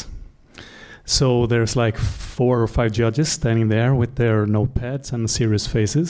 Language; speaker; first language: English; non-native, fluent; Swedish